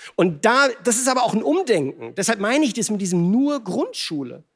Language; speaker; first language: German; native; German